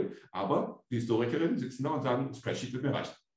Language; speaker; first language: German; native; German